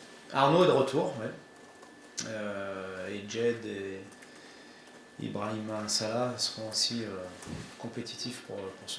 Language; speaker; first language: French; native; French